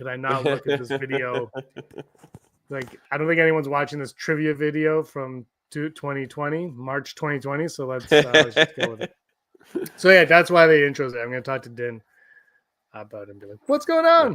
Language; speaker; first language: English; native; English